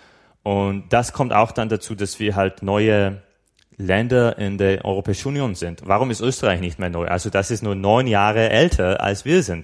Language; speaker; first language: German; non-native, fluent; Slovak